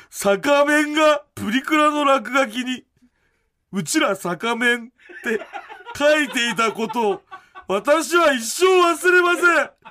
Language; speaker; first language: Japanese; native; Japanese